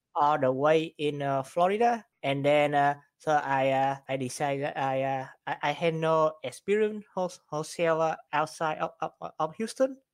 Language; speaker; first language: English; non-native, learner; Vietnamese